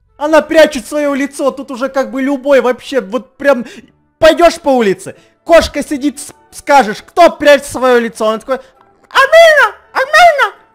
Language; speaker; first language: Russian; native; Russian